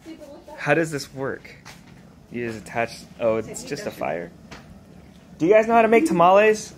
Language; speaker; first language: English; native; English